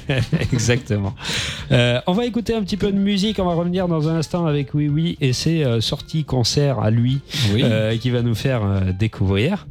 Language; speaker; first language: French; native; French